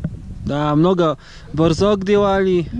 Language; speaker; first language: Russian; non-native, learner; Polish